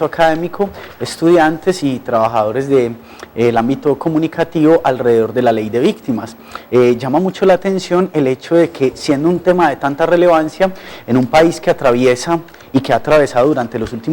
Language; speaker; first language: Spanish; native; Spanish